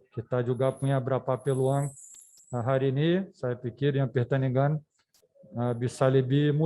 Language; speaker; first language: Indonesian; non-native, fluent; Dutch